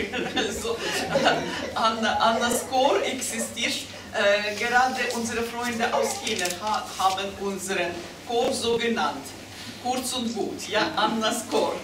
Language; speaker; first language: German; non-native, fluent; Russian